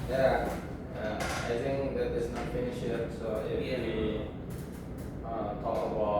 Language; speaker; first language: English; non-native, learner; Indonesian